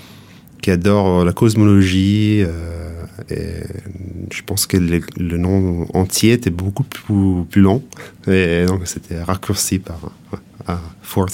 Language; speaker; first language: French; non-native, fluent; Italian